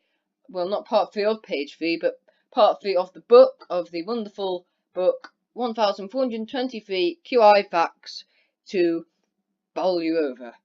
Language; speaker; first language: English; native; English